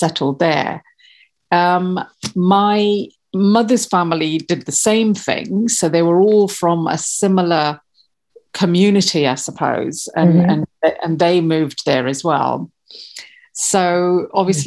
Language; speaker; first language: English; non-native, local second language; Kachhi